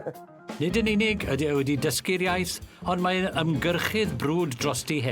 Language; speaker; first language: Welsh; native; Welsh